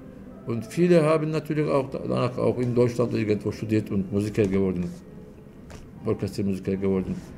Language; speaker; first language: German; non-native, fluent; Turkish